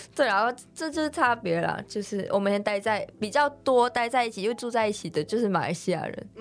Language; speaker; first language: Chinese; native; Chinese